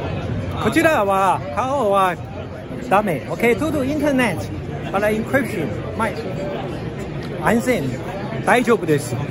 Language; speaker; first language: Japanese; non-native, learner; Chinese